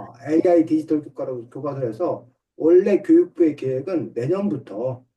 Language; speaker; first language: Korean; native; Korean